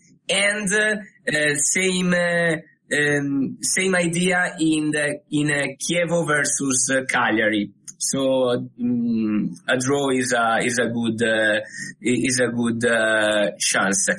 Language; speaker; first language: English; non-native, learner; Italian